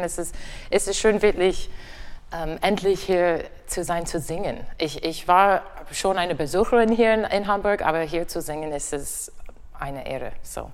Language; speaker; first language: German; non-native, learner; English